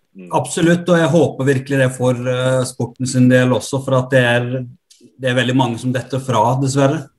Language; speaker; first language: Norwegian; early bilingual, other home language; Arabic